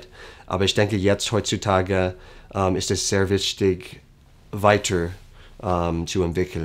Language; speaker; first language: German; non-native, fluent; English